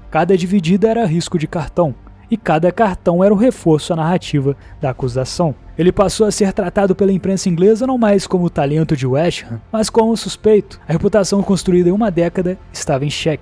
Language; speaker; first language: Portuguese; native; Portuguese